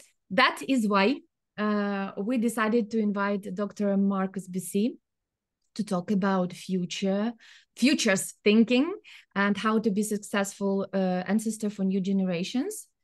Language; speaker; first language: English; non-native, fluent; Ukrainian